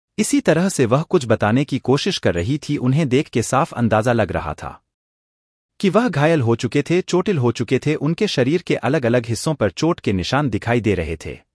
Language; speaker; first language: Hindi; native; Hindi